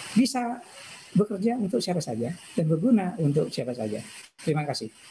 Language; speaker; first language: Indonesian; native; Indonesian